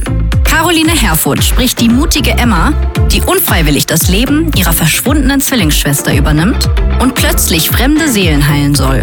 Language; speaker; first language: German; native; German